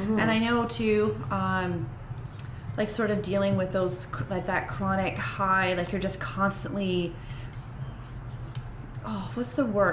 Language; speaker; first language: English; native; English